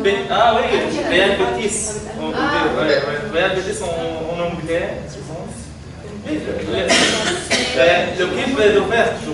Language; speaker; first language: French; non-native, learner; Arabic